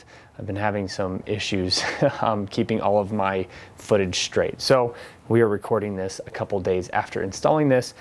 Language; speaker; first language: English; native; English